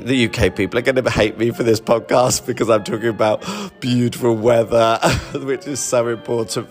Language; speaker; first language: English; native; English